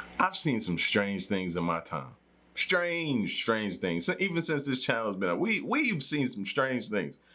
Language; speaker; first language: English; native; English